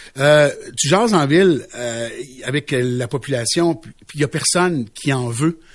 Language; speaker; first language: French; native; French